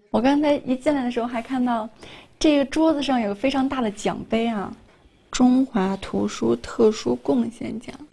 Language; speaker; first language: Chinese; native; Chinese